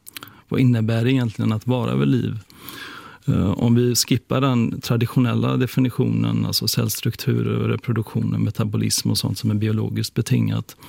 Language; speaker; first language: Swedish; native; Swedish